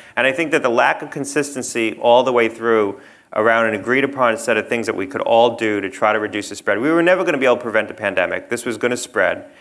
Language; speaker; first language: English; native; English